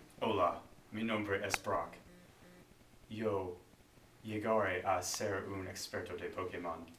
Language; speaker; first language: Spanish; non-native, learner; English